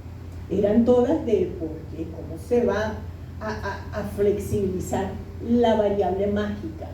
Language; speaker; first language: Spanish; native; Spanish